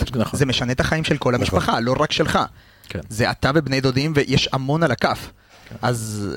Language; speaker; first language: Hebrew; early bilingual, other home language; Spanish